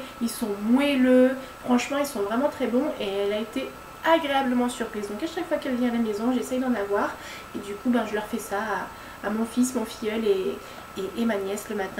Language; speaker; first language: French; native; French